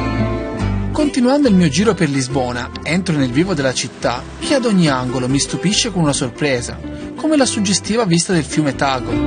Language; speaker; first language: Italian; native; Italian